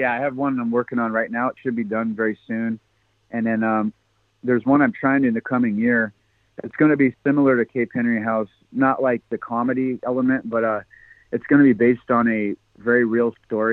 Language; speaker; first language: English; native; English